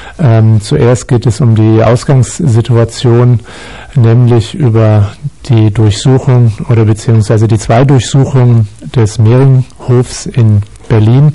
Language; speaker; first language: German; native; German